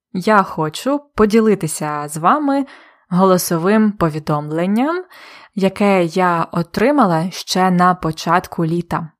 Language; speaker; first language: Ukrainian; native; Ukrainian